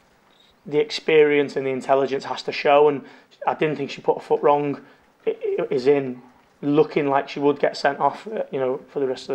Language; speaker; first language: English; native; English